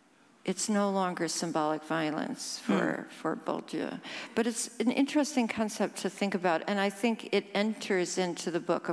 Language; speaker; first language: English; early bilingual, other home language; Norwegian